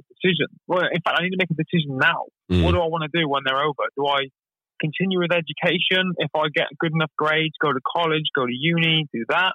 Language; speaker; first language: English; native; English